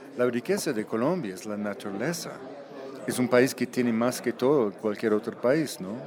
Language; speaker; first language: Spanish; non-native, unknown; English